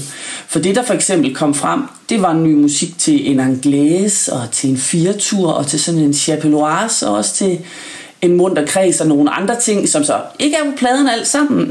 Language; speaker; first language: Danish; native; Danish